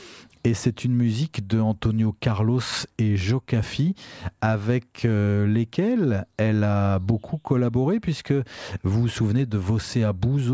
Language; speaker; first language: French; native; French